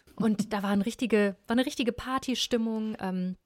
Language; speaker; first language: German; native; German